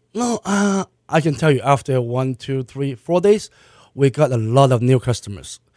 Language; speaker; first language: English; non-native, local second language; Cantonese